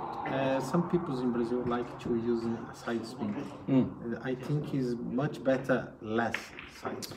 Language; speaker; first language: English; non-native, learner; Portuguese